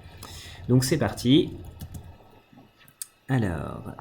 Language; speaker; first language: French; native; French